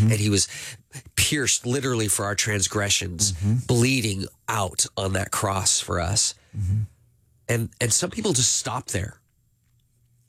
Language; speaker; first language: English; native; English